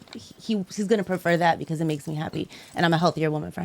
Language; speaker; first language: English; native; English